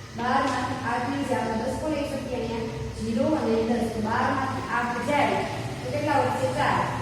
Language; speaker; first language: Gujarati; native; Gujarati